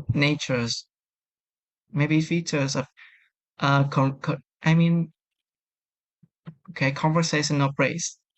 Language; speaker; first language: English; non-native, learner; Vietnamese